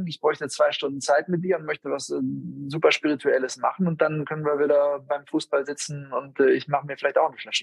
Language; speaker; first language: German; native; German